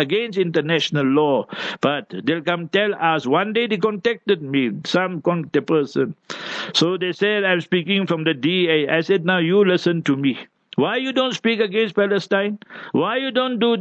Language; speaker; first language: English; non-native, local second language; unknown